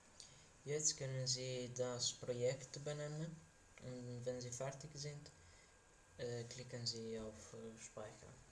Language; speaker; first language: German; non-native, learner; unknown